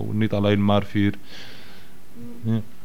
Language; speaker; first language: Dutch; non-native, fluent; Arabic